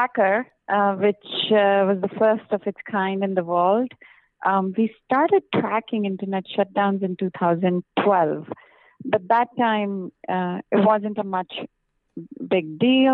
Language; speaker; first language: English; non-native, local second language; Hindi